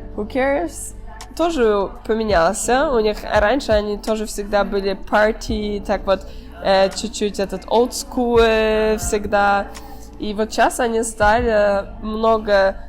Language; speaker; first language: Russian; early bilingual, heritage; Russian